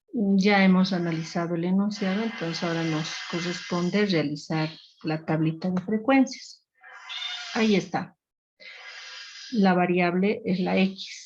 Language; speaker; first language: Spanish; native; Spanish